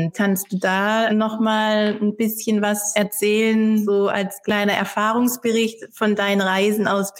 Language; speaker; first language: German; native; German